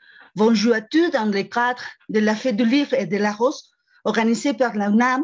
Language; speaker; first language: French; non-native, fluent; Spanish